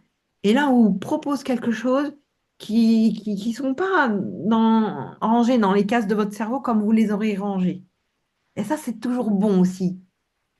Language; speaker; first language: French; native; French